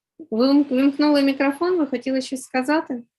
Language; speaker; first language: Ukrainian; native; Ukrainian